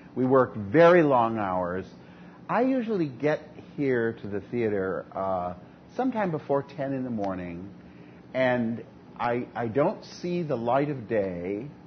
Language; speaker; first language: English; native; English